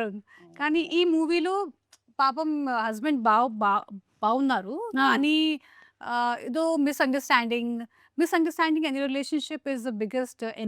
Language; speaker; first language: Telugu; non-native, local second language; Hindi